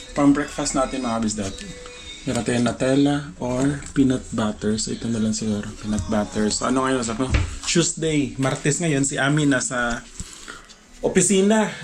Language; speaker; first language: Filipino; non-native, local second language; Cebuano